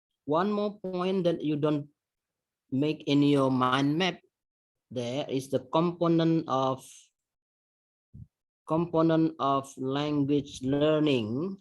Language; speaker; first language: English; non-native, fluent; Indonesian